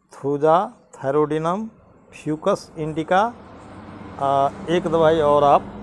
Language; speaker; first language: Hindi; native; Hindi